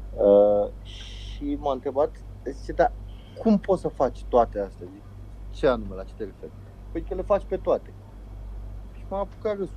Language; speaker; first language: Romanian; native; Romanian